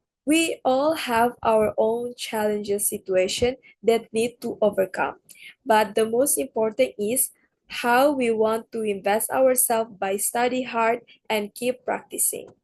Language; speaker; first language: English; non-native, learner; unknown